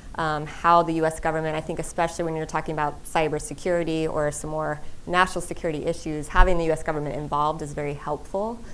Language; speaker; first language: English; native; English